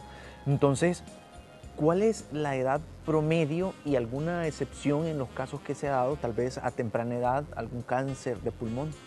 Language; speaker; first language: Spanish; native; Spanish